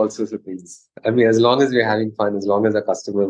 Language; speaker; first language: English; non-native, local second language; Konkani